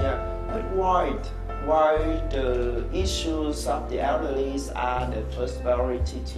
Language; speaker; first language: English; non-native, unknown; Vietnamese